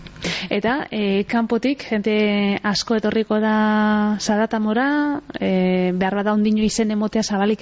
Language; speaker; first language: Basque; native; Basque